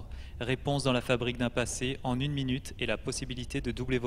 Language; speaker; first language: French; native; French